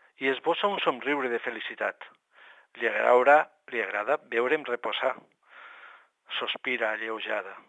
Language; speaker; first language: Catalan; native; Catalan